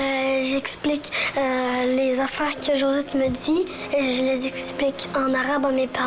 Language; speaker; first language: French; early bilingual, other home language; Arabic